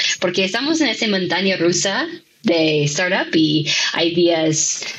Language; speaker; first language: Spanish; non-native, fluent; English